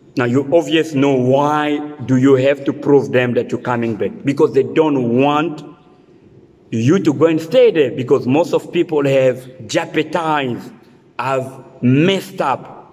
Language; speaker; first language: English; non-native, fluent; French